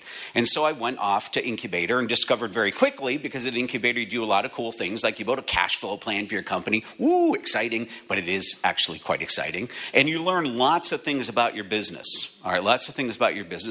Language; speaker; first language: English; native; English